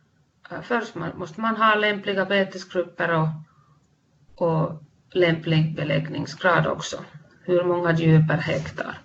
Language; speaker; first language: Swedish; non-native, fluent; Finnish